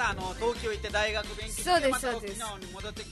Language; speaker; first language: Japanese; non-native, fluent; Nepali